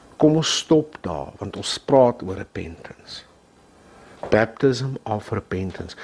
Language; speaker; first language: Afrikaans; non-native, local second language; English